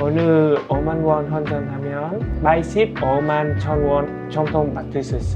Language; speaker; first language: Korean; non-native, learner; Vietnamese